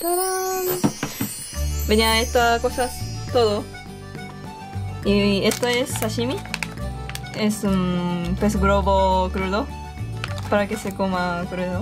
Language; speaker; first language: Spanish; non-native, fluent; Japanese